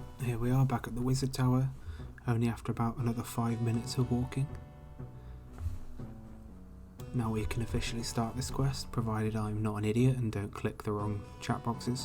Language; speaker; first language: English; native; English